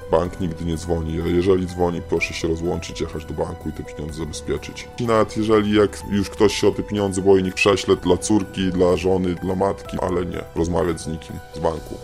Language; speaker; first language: Polish; native; Polish